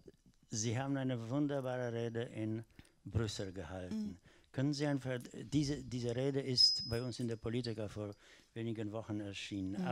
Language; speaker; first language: German; non-native, fluent; Polish